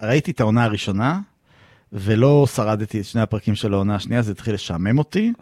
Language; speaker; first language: Hebrew; native; Hebrew